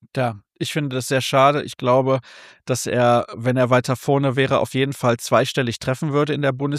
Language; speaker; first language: German; native; German